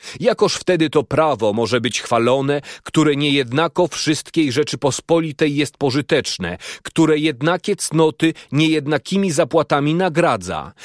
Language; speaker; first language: Polish; native; Polish